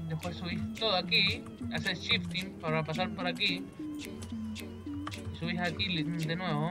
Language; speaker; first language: Spanish; native; Spanish